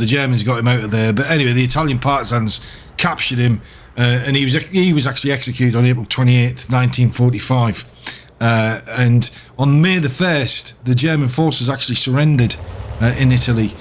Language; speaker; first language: English; native; English